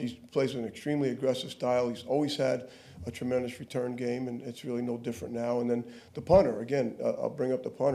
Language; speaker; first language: English; native; English